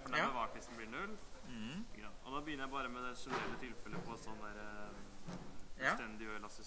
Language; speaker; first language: Norwegian; native; Norwegian